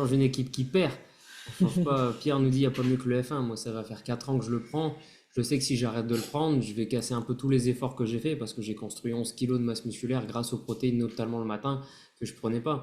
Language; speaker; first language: French; native; French